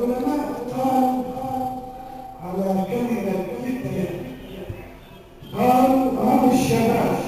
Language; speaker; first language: Arabic; native; Arabic